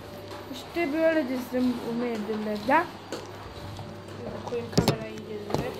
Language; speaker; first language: Turkish; non-native, fluent; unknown